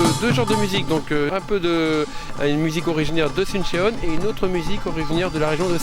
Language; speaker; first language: French; native; French